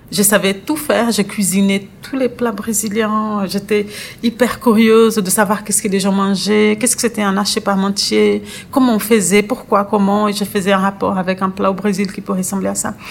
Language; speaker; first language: French; non-native, fluent; Portuguese